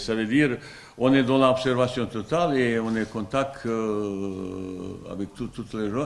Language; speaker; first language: French; non-native, fluent; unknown